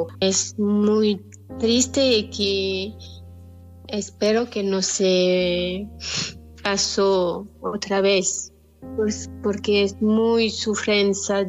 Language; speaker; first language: Spanish; non-native, learner; French